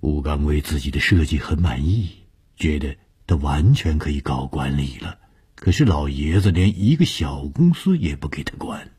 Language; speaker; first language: Chinese; native; Chinese